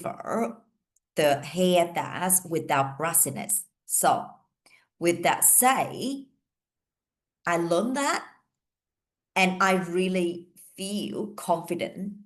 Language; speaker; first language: English; non-native, fluent; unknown